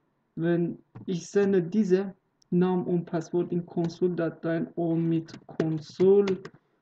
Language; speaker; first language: German; non-native, learner; Persian